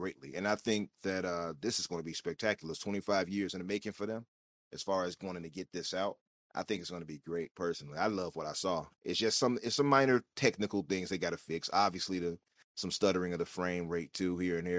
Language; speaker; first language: English; native; English